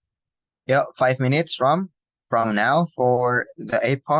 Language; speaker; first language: English; non-native, fluent; Indonesian